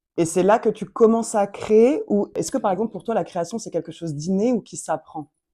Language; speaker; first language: French; native; French